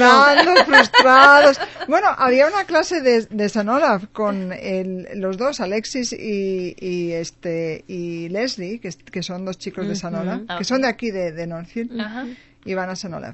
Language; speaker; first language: Spanish; native; Spanish